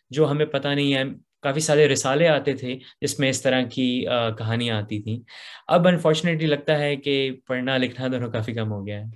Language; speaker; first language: Urdu; native; Urdu